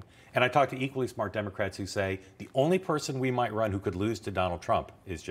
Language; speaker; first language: English; native; English